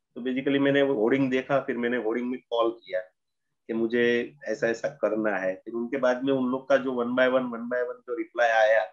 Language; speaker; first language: Hindi; non-native, local second language; Gujarati